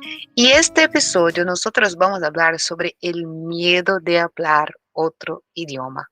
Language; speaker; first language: Spanish; non-native, fluent; Portuguese